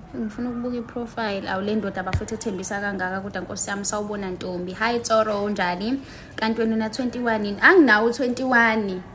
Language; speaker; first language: Zulu; native; Zulu